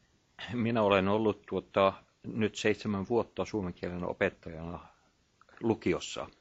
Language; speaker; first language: Finnish; non-native, fluent; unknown